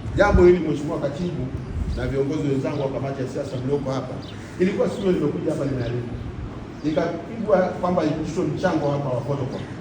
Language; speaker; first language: Swahili; native; Swahili